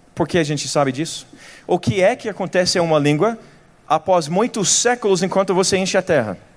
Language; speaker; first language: Portuguese; non-native, fluent; English